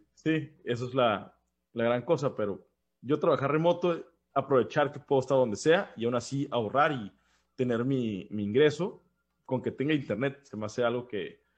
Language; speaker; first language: Spanish; native; Spanish